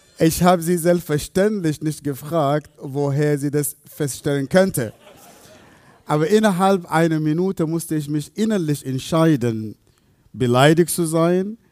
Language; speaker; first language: German; non-native, fluent; Arabic